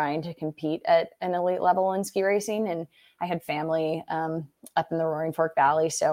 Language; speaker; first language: English; native; English